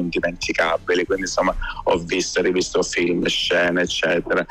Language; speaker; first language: Italian; native; Italian